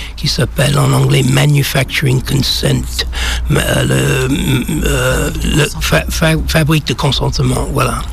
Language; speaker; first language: French; non-native, fluent; English